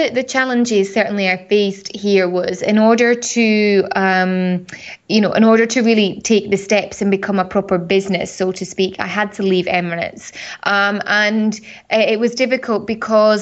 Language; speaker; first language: English; native; English